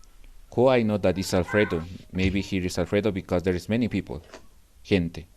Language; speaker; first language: English; non-native, learner; Spanish